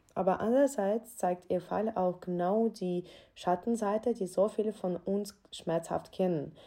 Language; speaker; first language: German; non-native, fluent; Ukrainian